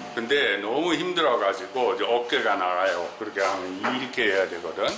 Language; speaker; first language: Korean; non-native, fluent; German